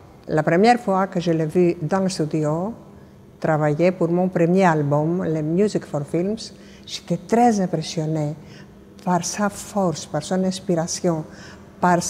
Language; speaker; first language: French; non-native, fluent; Greek